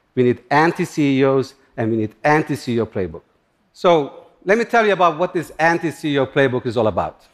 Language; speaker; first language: English; non-native, fluent; Turkish